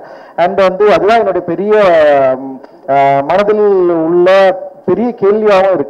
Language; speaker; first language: Tamil; native; Tamil